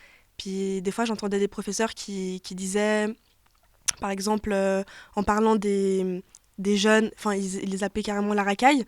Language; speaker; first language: French; native; French